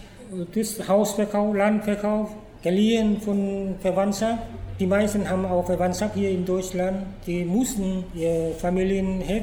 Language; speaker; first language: German; non-native, fluent; Vietnamese